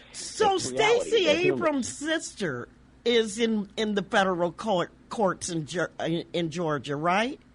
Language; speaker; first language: English; native; English